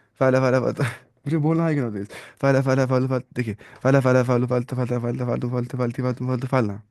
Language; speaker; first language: Urdu; native; Urdu